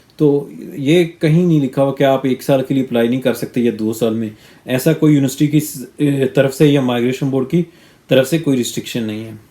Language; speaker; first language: Urdu; non-native, local second language; Punjabi